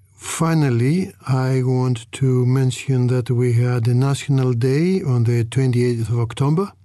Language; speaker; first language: English; non-native, fluent; Greek